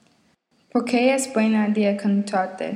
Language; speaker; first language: Spanish; non-native, learner; English